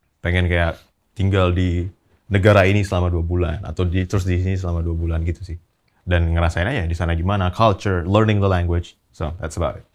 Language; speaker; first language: Indonesian; native; Indonesian